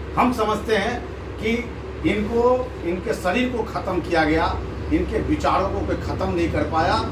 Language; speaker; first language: Hindi; native; Hindi